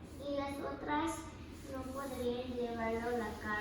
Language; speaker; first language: Spanish; early bilingual, heritage; Spanish